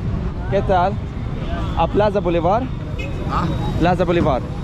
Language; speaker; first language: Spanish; non-native, learner; Arabic